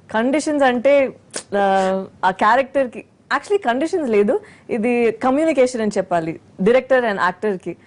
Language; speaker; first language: Telugu; non-native, fluent; Tamil